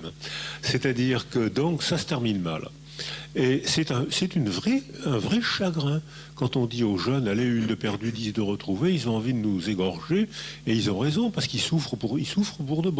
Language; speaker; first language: French; native; French